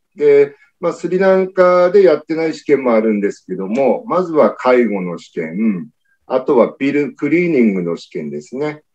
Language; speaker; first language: Japanese; native; Japanese